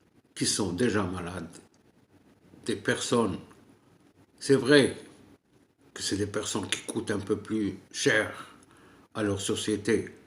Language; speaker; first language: French; non-native, local second language; Arabic